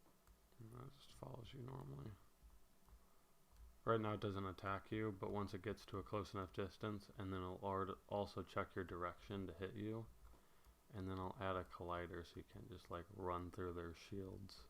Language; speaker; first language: English; native; English